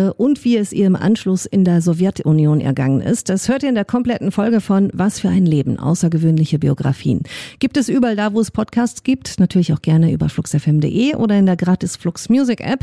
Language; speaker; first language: German; native; German